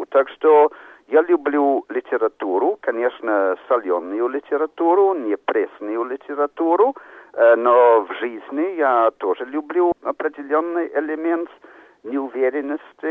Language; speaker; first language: Russian; non-native, fluent; English